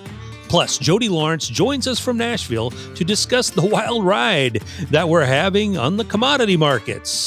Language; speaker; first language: English; native; English